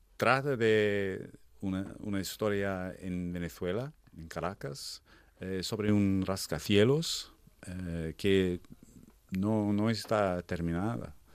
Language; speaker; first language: Spanish; non-native, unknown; English